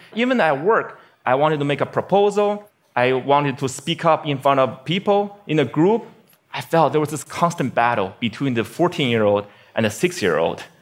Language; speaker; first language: English; non-native, fluent; Chinese